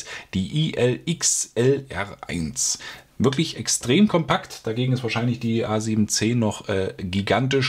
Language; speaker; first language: German; native; German